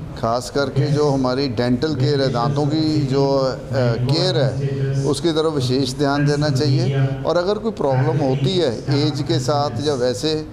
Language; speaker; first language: Hindi; non-native, local second language; Punjabi